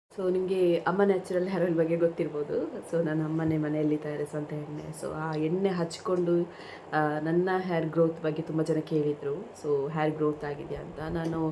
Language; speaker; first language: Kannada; non-native, local second language; Tulu